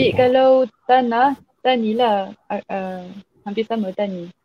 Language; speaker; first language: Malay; non-native, fluent; French